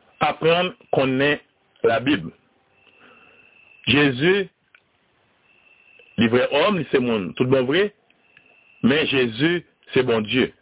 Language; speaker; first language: French; non-native, learner; Haitian Creole